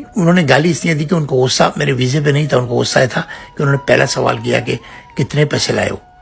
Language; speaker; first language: Urdu; native; Urdu